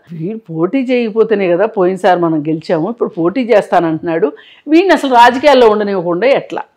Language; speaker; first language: Telugu; native; Telugu